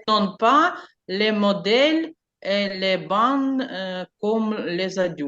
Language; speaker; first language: French; non-native, learner; Ukrainian